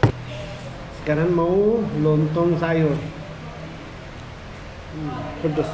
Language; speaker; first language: Indonesian; non-native, learner; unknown